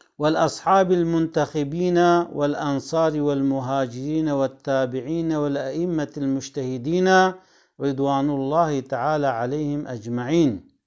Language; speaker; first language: Arabic; non-native, fluent; Kurdish